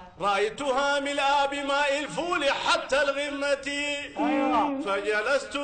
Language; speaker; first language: Arabic; native; Arabic